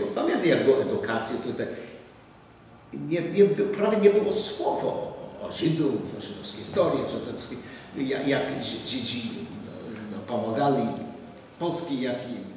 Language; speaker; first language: Polish; non-native, learner; English